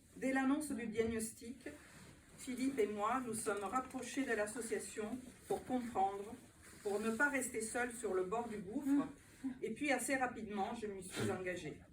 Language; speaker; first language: French; non-native, fluent; Italian